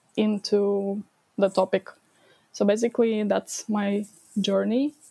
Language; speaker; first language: English; non-native, fluent; Ukrainian